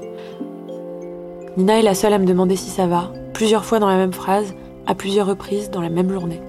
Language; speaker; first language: French; early bilingual, other home language; Arabic